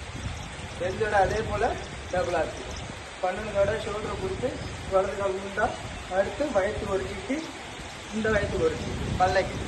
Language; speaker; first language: Tamil; native; Tamil